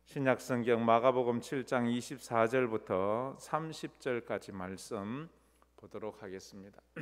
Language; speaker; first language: Korean; native; Korean